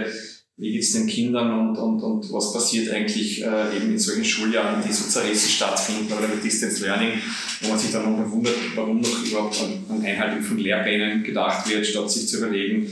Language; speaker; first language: German; native; German